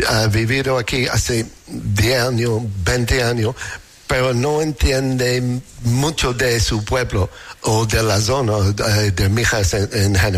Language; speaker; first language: Spanish; non-native, learner; English